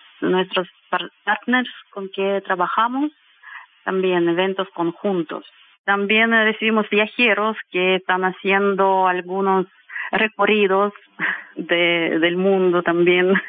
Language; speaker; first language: Spanish; non-native, fluent; Russian